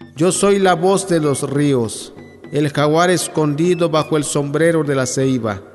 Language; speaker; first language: Spanish; non-native, local second language; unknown